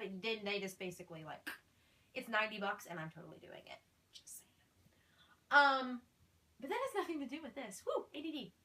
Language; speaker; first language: English; native; English